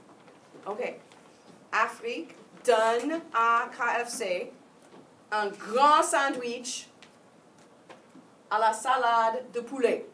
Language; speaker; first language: French; non-native, fluent; English